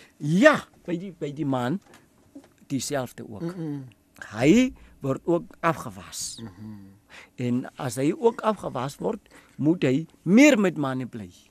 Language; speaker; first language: Afrikaans; non-native, local second language; Tswana